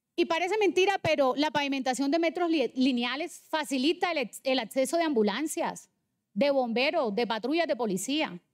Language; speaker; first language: Spanish; native; Spanish